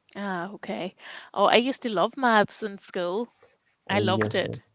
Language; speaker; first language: English; native; English